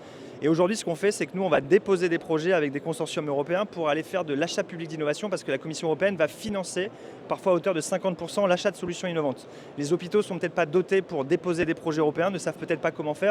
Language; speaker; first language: French; native; French